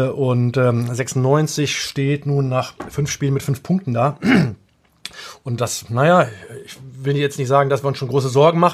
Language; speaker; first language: German; native; German